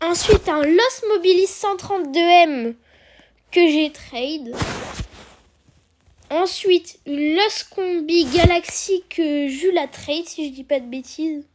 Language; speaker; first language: French; native; French